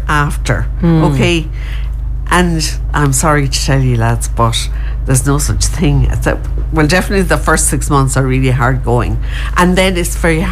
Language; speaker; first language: English; native; English